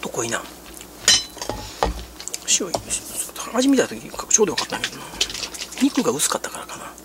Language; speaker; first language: Japanese; native; Japanese